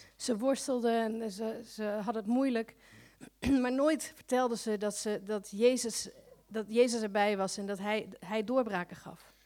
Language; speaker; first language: Dutch; native; Dutch